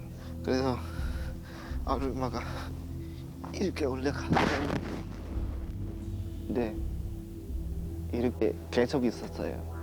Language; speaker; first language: Korean; non-native, learner; Vietnamese